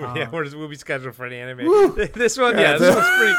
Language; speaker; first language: English; native; English